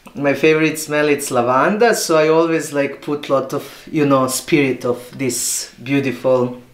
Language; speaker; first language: English; non-native, learner; Serbian